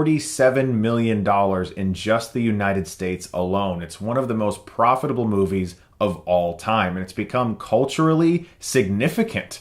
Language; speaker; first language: English; native; English